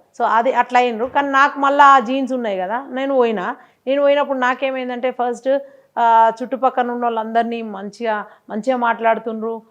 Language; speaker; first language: Telugu; native; Telugu